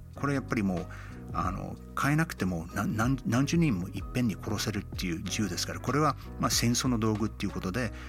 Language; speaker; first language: Japanese; non-native, fluent; English